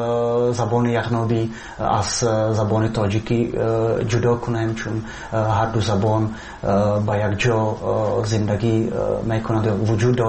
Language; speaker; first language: Persian; non-native, learner; Czech